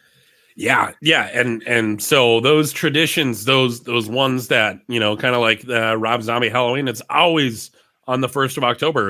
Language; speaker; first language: English; native; English